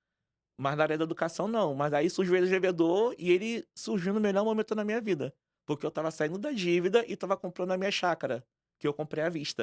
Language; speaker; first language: Portuguese; native; Portuguese